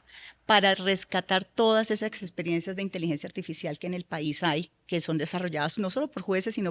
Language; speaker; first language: Spanish; native; Spanish